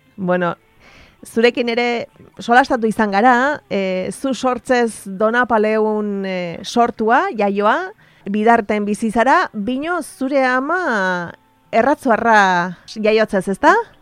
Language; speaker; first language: Basque; native; Basque